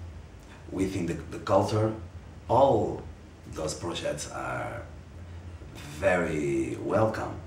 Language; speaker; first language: English; non-native, fluent; Portuguese